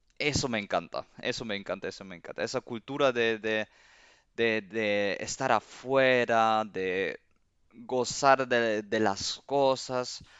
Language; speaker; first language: Spanish; early bilingual, heritage; Spanish